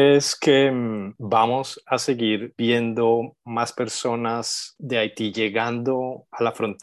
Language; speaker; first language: Spanish; native; Spanish